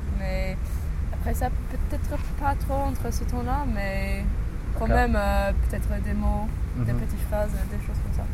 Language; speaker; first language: French; non-native, fluent; English